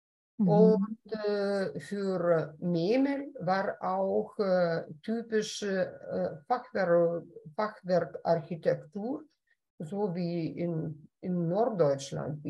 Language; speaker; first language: German; non-native, fluent; Lithuanian